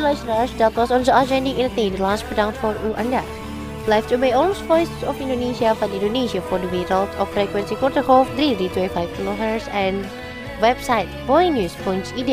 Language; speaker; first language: Dutch; non-native, fluent; Indonesian